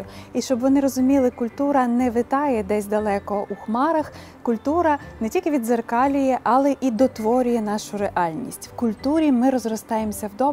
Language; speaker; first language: Ukrainian; native; Ukrainian